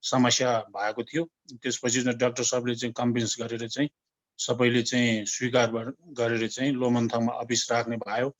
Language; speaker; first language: Nepali; non-native, local second language; Tibetan